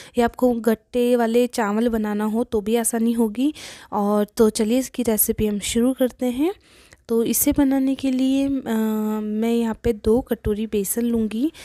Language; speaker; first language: Hindi; native; Hindi